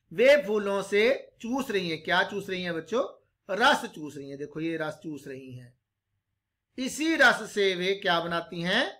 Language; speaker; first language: Hindi; non-native, local second language; Punjabi